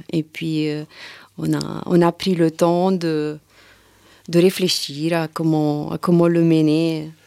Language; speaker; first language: French; non-native, fluent; Italian